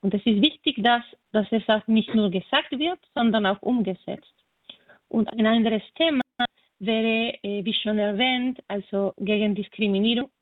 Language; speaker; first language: German; non-native, fluent; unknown